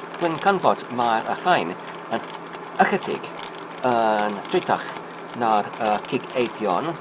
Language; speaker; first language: Welsh; non-native, learner; Polish